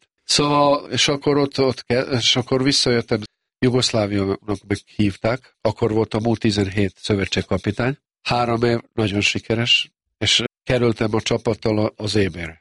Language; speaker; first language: Hungarian; non-native, local second language; Serbian